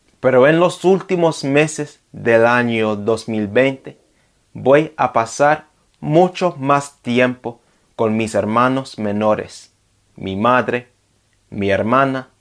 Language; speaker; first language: Spanish; non-native, fluent; English